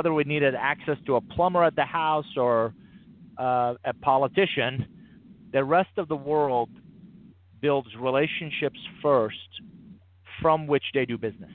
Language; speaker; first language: English; non-native, fluent; Persian